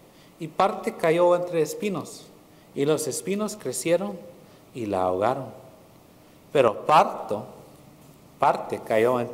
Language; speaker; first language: Spanish; early bilingual, heritage; Spanish